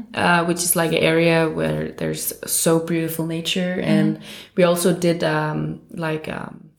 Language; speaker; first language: English; non-native, fluent; Danish